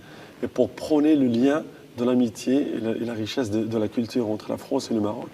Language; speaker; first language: French; non-native, local second language; Arabic